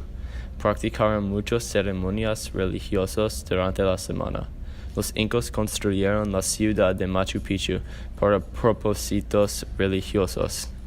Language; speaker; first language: Spanish; non-native, learner; English